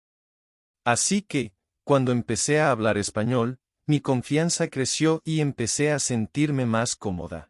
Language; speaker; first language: Spanish; non-native, fluent; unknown